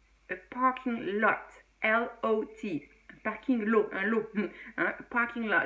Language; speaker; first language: English; non-native, fluent; French